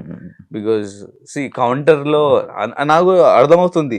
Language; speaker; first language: Telugu; non-native, learner; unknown